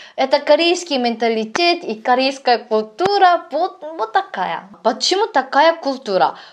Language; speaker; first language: Russian; non-native, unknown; Korean